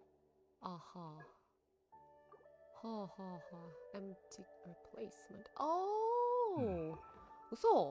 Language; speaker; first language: Japanese; non-native, learner; Russian